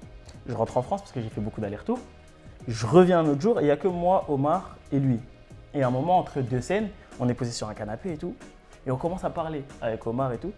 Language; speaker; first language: French; native; French